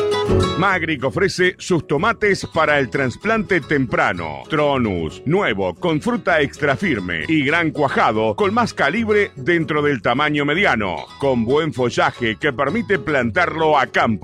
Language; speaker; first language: Spanish; native; Spanish